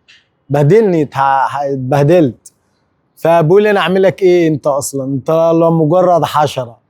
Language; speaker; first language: Arabic; native; Arabic